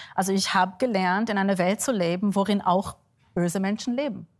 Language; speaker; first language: German; non-native, fluent; Yiddish